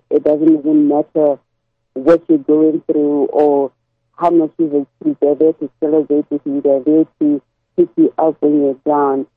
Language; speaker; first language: English; non-native, local second language; Tswana